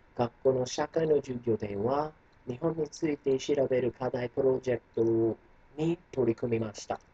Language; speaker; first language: Japanese; non-native, fluent; English